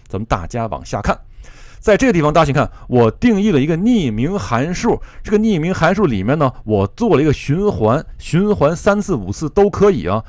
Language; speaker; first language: Chinese; native; Chinese